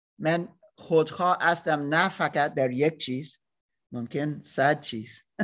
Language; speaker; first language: Persian; non-native, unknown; English